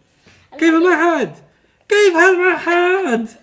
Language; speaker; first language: Arabic; non-native, fluent; English